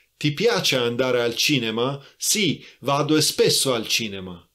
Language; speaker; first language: Italian; non-native, fluent; Persian